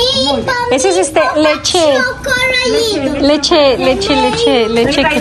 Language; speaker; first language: Portuguese; non-native, fluent; Spanish